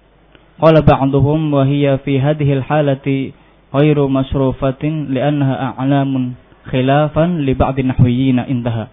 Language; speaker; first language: Arabic; non-native, fluent; Indonesian